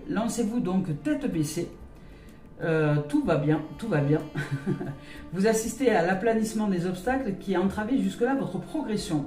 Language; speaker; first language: French; native; French